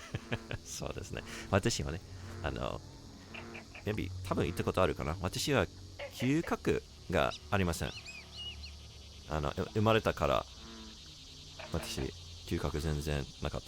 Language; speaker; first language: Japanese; non-native, learner; English